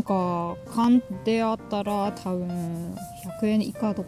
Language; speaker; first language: Japanese; non-native, learner; German